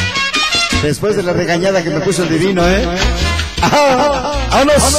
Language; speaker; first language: Spanish; native; Spanish